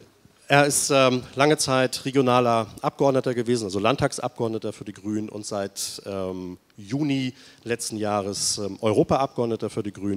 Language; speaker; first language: German; native; German